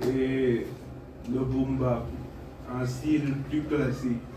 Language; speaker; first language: French; non-native, fluent; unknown